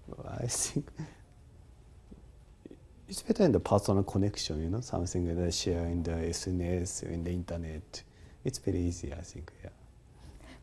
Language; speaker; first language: English; non-native, learner; Japanese